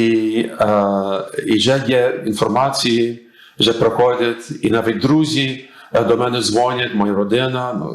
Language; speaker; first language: Ukrainian; early bilingual, heritage; English